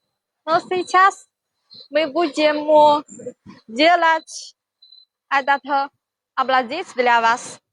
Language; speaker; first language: Russian; non-native, learner; Chinese